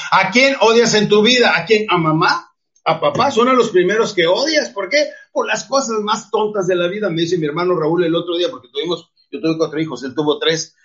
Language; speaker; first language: Spanish; native; Spanish